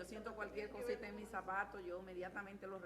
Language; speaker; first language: Spanish; native; Spanish